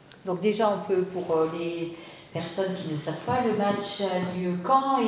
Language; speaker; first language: French; native; French